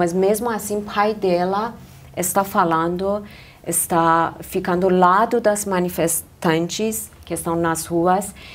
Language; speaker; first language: Portuguese; non-native, learner; Persian